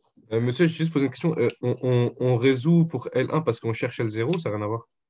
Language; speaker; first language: French; native; French